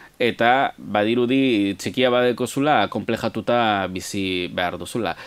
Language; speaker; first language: Basque; native; Basque